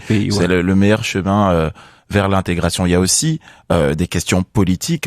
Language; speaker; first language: French; native; French